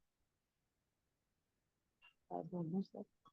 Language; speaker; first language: English; non-native, learner; Urdu